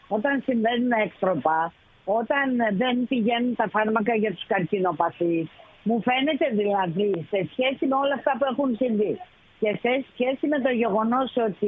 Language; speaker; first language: Greek; native; Greek